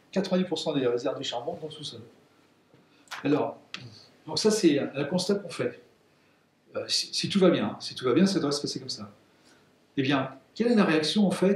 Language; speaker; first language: French; native; French